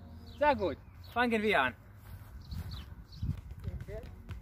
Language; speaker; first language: German; non-native, learner; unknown